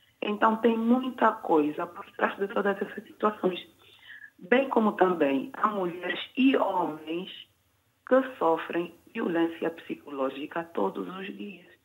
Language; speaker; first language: Portuguese; native; Portuguese